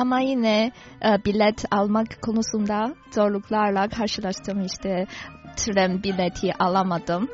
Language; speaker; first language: Turkish; non-native, fluent; Chinese